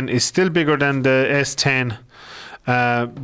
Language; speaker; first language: English; native; English